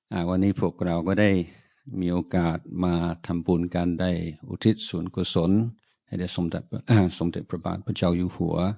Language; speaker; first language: Thai; non-native, fluent; English